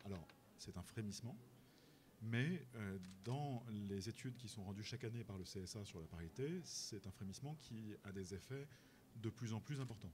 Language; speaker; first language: French; native; French